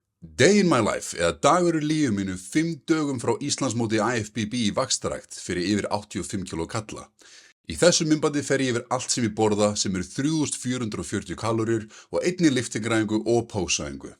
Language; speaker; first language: Icelandic; native; Icelandic